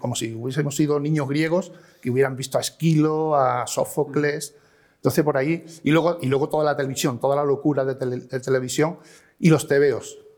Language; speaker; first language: Spanish; native; Spanish